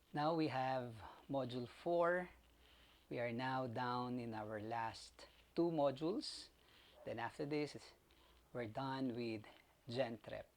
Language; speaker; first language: English; non-native, local second language; Filipino